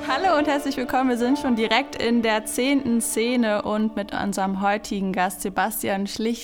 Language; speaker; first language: German; native; German